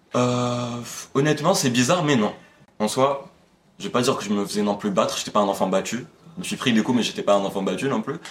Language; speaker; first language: French; non-native, local second language; Arabic